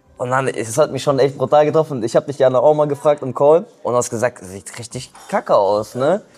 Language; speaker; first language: German; early bilingual, other home language; Kurdish